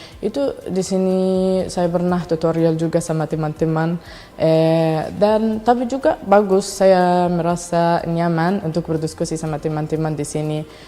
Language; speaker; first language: Indonesian; non-native, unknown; Arabic